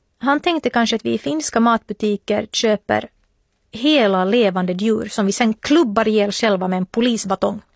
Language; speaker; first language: Swedish; native; Swedish